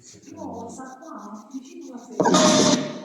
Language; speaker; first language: Italian; native; Italian